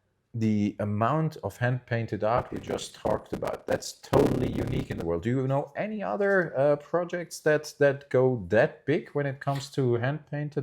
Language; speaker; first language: English; non-native, fluent; German